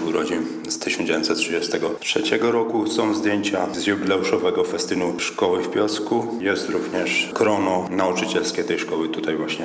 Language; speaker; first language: Polish; native; Polish